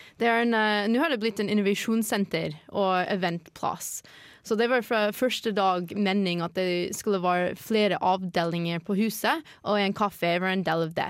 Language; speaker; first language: Norwegian; non-native, fluent; English